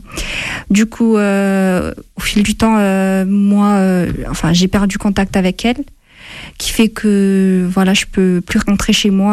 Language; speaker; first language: French; non-native, fluent; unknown